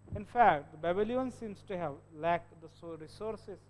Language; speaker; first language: English; non-native, local second language; Marathi